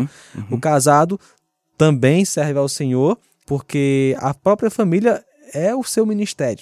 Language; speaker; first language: Portuguese; native; Portuguese